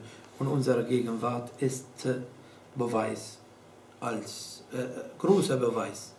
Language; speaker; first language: German; non-native, fluent; Arabic